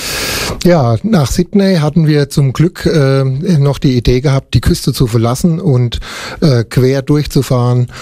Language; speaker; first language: German; native; German